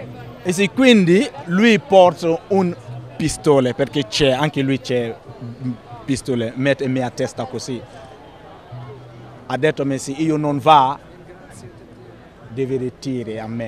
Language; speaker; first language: Italian; non-native, learner; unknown